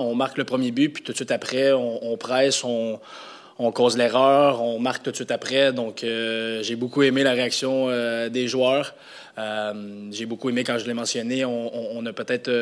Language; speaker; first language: French; native; French